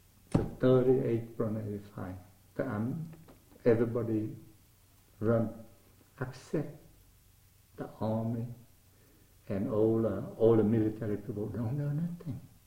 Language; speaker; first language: English; non-native, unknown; Vietnamese